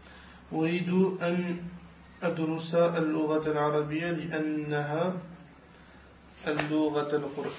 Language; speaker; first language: Arabic; non-native, learner; French